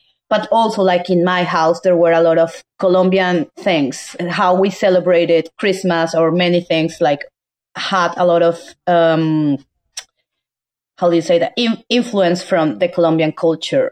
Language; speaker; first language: English; non-native, fluent; Spanish